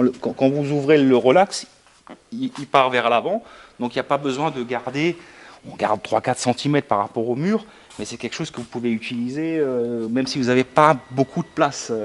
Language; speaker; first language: French; native; French